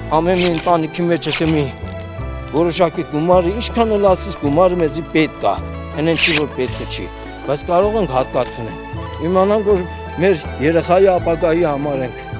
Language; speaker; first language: Armenian; early bilingual, heritage; Armenian